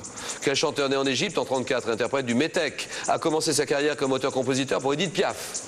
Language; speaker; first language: French; native; French